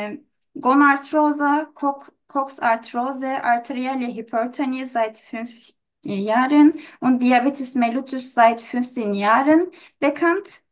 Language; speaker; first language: German; non-native, learner; Turkish